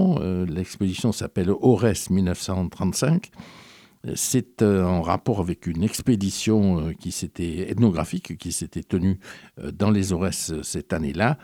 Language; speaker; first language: French; native; French